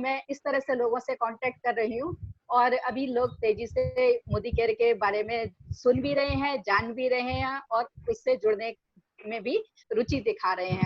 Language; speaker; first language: Hindi; native; Hindi